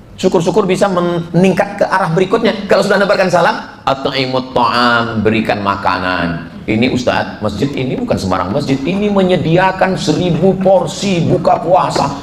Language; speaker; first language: Indonesian; native; Indonesian